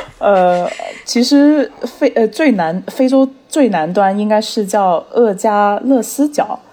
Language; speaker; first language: Chinese; early bilingual, heritage; Chinese